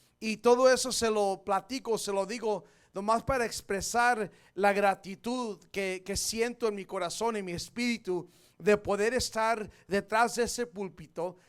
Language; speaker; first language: Spanish; early bilingual, heritage; Spanish